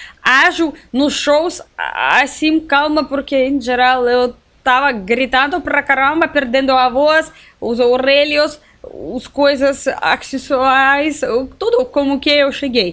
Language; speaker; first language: Portuguese; non-native, learner; Russian